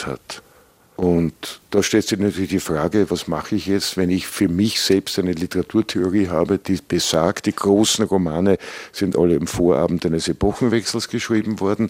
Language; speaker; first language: German; native; German